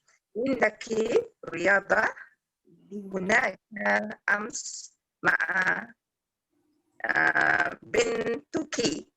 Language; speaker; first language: Arabic; non-native, learner; Malay